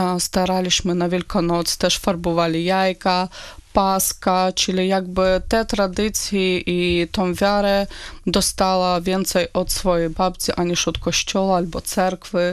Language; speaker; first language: Polish; non-native, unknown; Russian